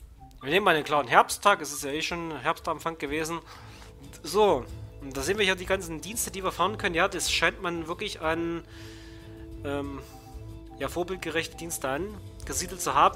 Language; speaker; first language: German; native; German